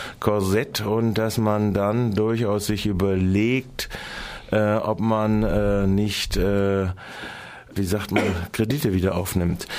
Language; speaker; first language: German; native; German